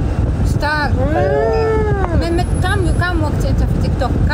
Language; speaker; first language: Arabic; non-native, learner; Pashto